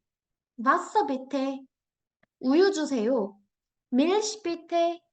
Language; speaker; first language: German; non-native, fluent; Korean